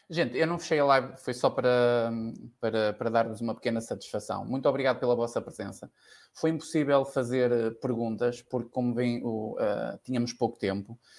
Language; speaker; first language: Portuguese; native; Portuguese